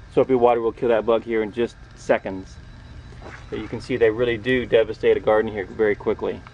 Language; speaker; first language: English; native; English